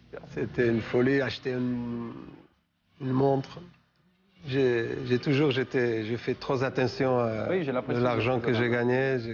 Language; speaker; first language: French; non-native, fluent; Portuguese